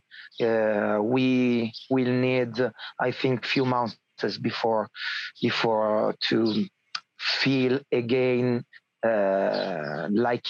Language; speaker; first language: English; non-native, learner; Italian